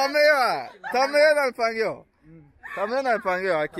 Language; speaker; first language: Chinese; non-native, learner; Rundi